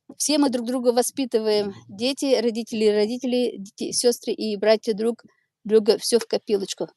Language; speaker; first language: Russian; native; Russian